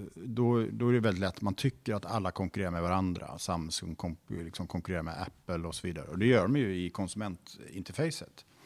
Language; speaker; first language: Swedish; native; Swedish